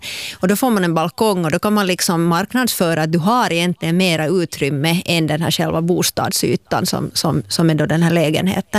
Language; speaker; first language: Swedish; native; Swedish